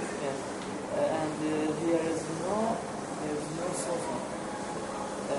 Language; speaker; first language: English; non-native, learner; Arabic